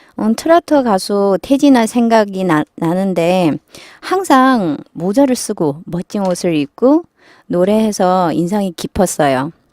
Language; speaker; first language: Korean; non-native, fluent; Chinese